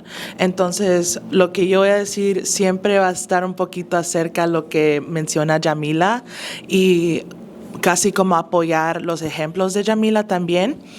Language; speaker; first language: Spanish; early bilingual, other home language; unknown